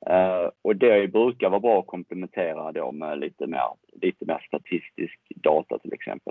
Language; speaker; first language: Swedish; native; Swedish